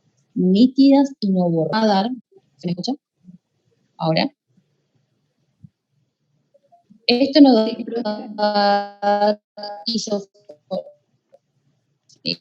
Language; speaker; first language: Spanish; native; Spanish